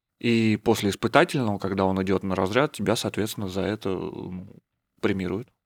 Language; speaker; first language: Russian; native; Russian